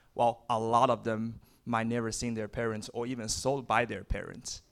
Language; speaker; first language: English; non-native, fluent; Chinese